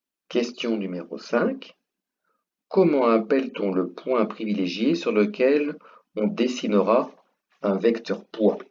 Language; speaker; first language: French; native; French